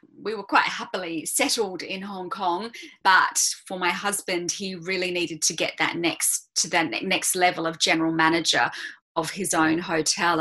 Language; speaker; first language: English; native; English